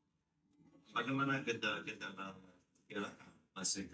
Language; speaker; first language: Indonesian; non-native, learner; English